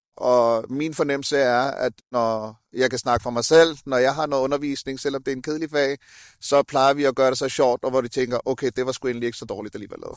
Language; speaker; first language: Danish; early bilingual, other home language; Urdu